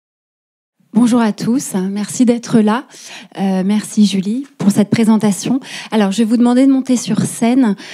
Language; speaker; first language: French; native; French